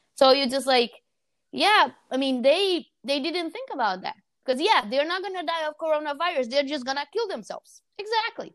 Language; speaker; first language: English; non-native, fluent; Portuguese